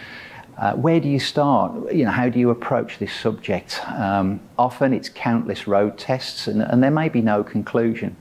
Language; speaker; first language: English; native; English